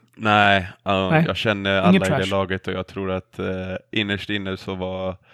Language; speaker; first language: Swedish; native; Swedish